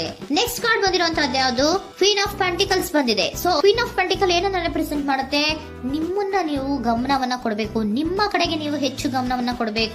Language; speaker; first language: Kannada; native; Kannada